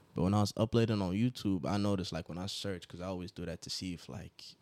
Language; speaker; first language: English; non-native, local second language; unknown